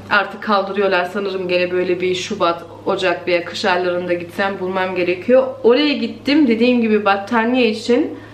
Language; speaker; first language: Turkish; early bilingual, heritage; Turkish